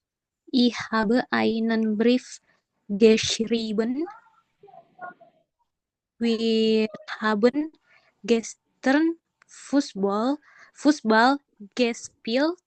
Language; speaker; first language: German; non-native, learner; Indonesian